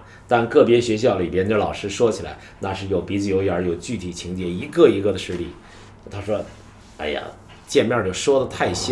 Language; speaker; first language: Chinese; native; Chinese